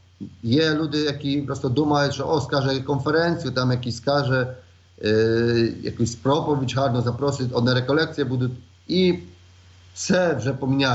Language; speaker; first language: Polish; non-native, learner; Ukrainian